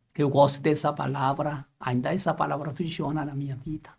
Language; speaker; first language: Portuguese; non-native, learner; Korean